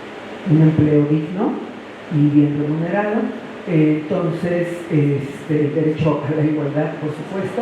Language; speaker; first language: Spanish; native; Spanish